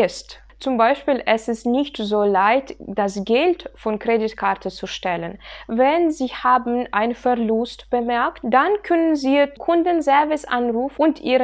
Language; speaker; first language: German; non-native, fluent; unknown